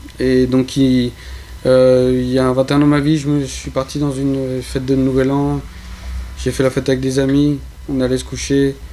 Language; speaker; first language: French; early bilingual, other home language; Spanish